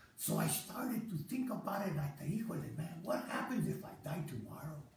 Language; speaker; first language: English; early bilingual, other home language; Spanish